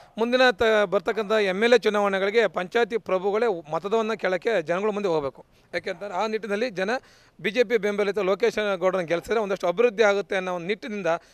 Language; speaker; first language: Kannada; native; Kannada